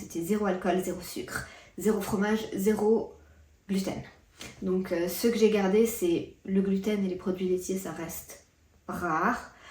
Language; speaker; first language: French; early bilingual, other home language; Portuguese